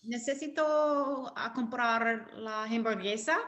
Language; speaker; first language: Spanish; non-native, learner; English